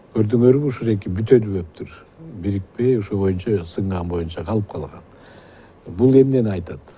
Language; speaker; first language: Kyrgyz; native; Kyrgyz